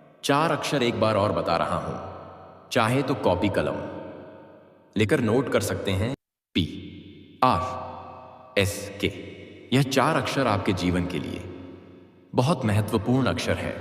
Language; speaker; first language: Hindi; native; Hindi